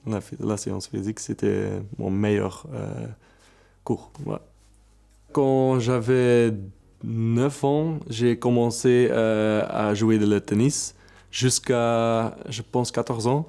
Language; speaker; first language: French; non-native, local second language; Dutch